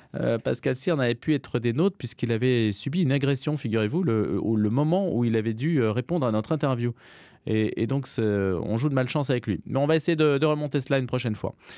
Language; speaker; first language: French; native; French